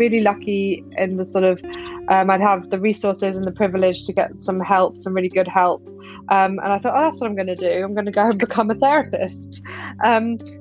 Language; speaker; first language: English; native; English